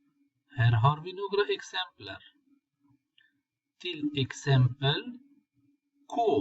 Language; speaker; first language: Swedish; non-native, fluent; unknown